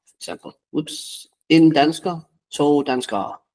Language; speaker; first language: Danish; native; Danish